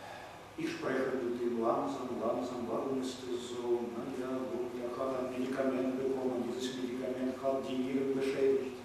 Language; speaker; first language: German; non-native, fluent; Russian